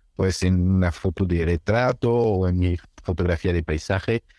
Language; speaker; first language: Spanish; non-native, fluent; French